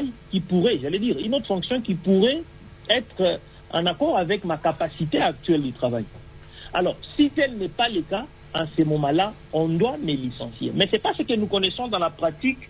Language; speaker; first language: French; non-native, local second language; Swahili